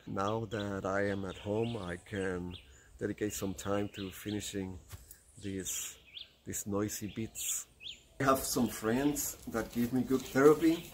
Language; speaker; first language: English; non-native, fluent; Spanish